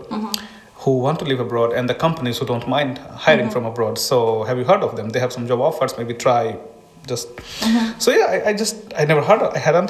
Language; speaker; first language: English; non-native, local second language; Hindi